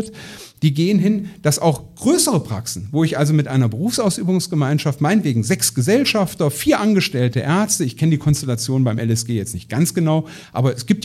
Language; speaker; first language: German; native; German